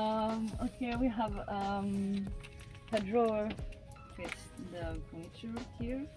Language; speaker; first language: English; non-native, learner; French